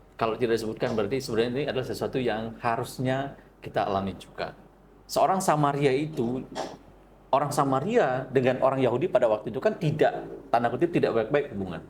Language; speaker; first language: Indonesian; native; Indonesian